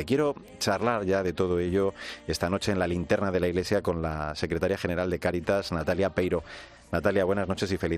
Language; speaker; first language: Spanish; native; Spanish